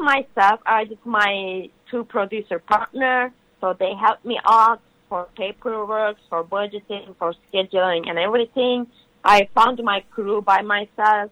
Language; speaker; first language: English; non-native, learner; Turkish